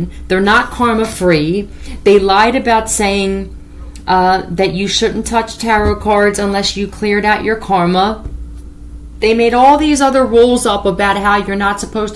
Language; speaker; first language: English; native; English